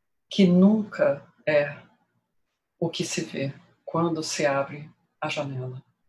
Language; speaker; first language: Portuguese; early bilingual, heritage; Portuguese